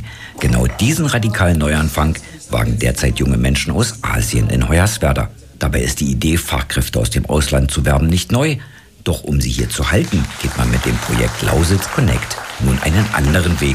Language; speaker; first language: German; native; German